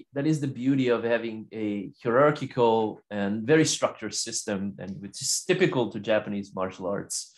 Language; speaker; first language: English; non-native, fluent; Italian